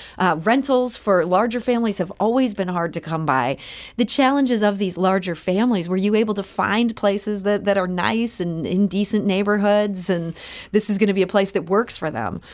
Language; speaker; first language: English; native; English